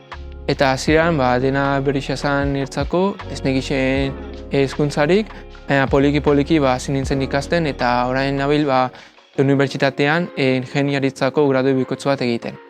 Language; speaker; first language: Basque; early bilingual, other home language; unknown